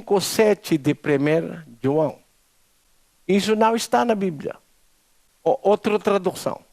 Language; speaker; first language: Portuguese; non-native, learner; Filipino